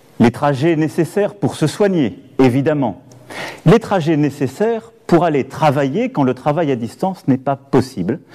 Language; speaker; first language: French; native; French